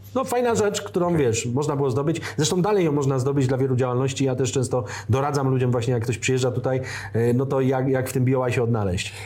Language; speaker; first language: Polish; native; Polish